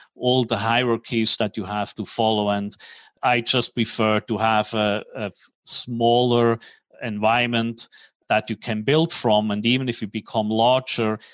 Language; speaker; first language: English; non-native, fluent; German